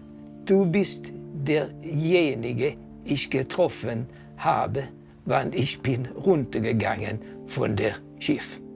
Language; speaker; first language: German; non-native, learner; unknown